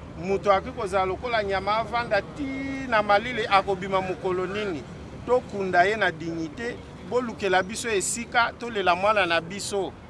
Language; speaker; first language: Lingala; non-native, local second language; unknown